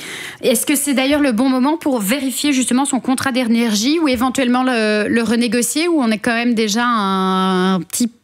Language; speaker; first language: French; native; French